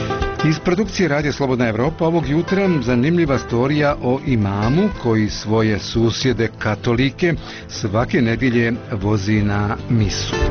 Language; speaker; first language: Croatian; native; Croatian